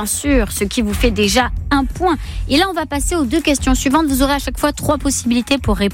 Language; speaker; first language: French; native; French